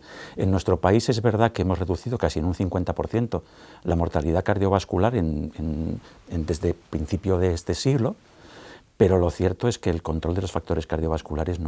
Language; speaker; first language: Spanish; native; Spanish